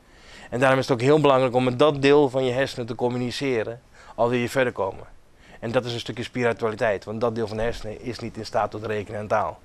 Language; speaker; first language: Dutch; native; Dutch